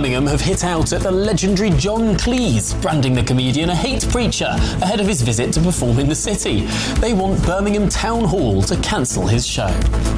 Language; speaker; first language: English; native; English